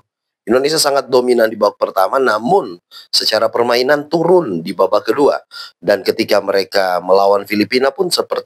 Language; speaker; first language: Indonesian; native; Indonesian